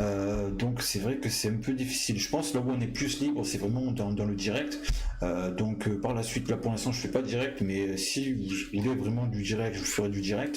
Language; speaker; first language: French; native; French